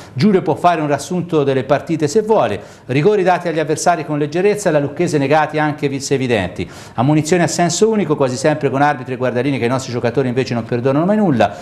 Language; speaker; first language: Italian; native; Italian